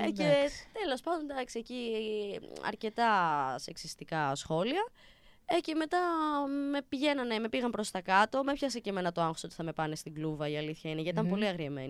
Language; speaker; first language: Greek; native; Greek